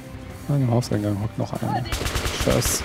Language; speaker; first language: German; native; German